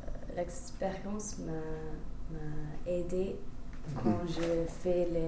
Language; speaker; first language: French; non-native, fluent; English